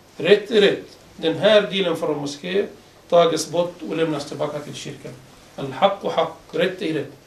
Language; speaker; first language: Swedish; non-native, fluent; Arabic